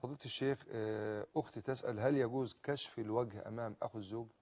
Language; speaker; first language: Arabic; native; Arabic